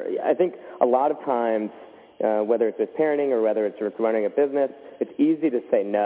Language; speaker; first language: English; native; English